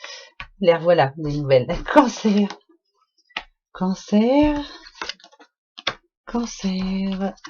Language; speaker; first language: French; native; French